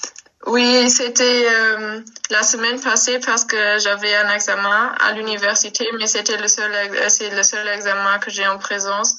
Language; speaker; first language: French; non-native, local second language; Luxembourgish